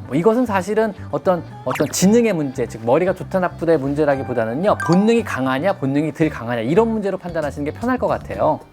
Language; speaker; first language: Korean; native; Korean